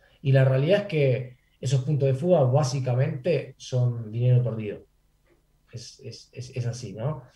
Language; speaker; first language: Spanish; native; Spanish